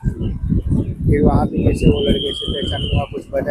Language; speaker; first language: Hindi; non-native, local second language; Gujarati